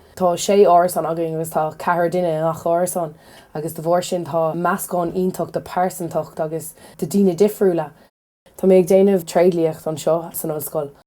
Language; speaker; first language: Irish; non-native, local second language; English